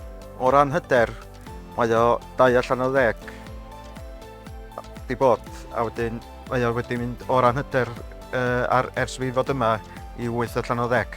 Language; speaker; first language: Welsh; native; Welsh